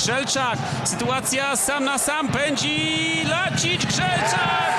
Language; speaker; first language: Polish; native; Polish